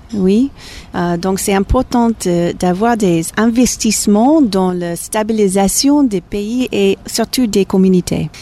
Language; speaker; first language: French; non-native, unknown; English